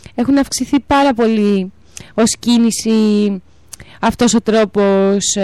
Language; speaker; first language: Greek; native; Greek